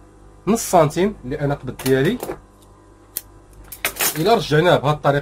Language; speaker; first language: Arabic; native; Arabic